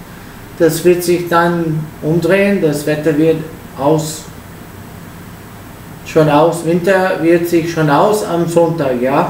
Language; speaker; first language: German; non-native, learner; Italian